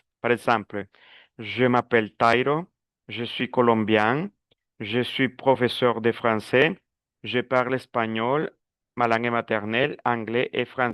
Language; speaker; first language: French; non-native, fluent; Spanish